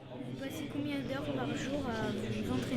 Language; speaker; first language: French; native; French